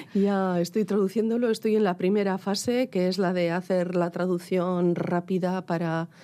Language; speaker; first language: Spanish; non-native, local second language; Basque